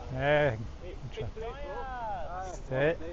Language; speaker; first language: English; non-native, learner; French